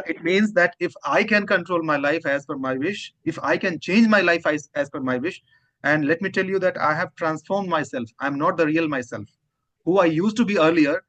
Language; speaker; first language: English; non-native, local second language; Hindi